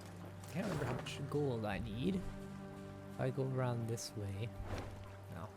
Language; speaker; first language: English; native; English